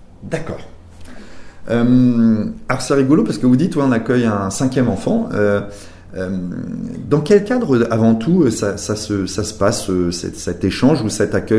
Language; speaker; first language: French; native; French